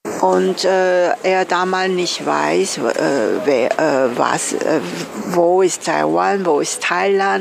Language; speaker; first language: German; non-native, learner; Chinese